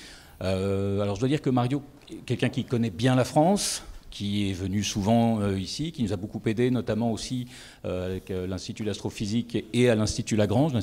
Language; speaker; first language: French; native; French